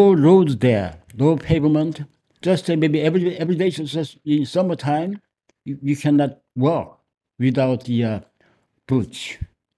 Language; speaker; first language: English; non-native, learner; Korean